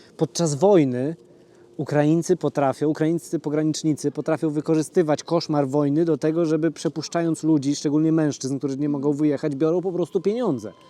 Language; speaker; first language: Polish; native; Polish